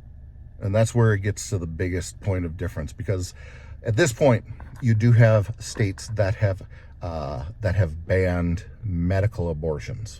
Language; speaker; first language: English; native; English